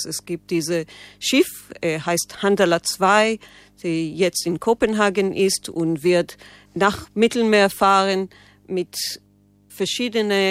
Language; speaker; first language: German; non-native, learner; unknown